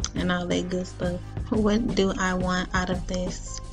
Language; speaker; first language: English; native; English